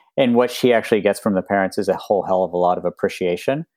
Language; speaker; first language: English; native; English